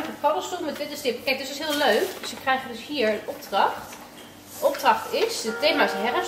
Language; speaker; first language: Dutch; native; Dutch